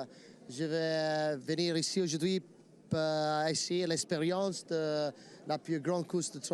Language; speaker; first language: French; non-native, learner; Italian